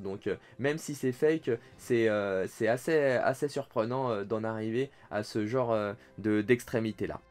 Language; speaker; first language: French; native; French